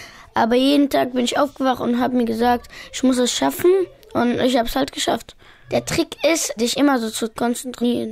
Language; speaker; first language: German; early bilingual, other home language; Pashto